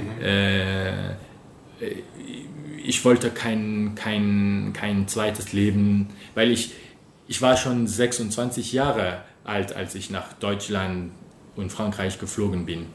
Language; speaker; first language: German; non-native, fluent; French